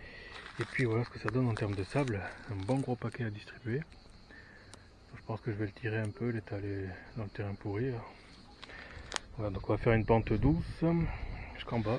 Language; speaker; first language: French; native; French